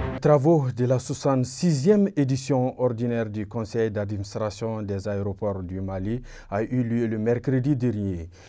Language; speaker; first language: French; non-native, local second language; Bambara